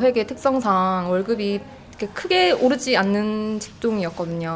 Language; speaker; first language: Korean; native; Korean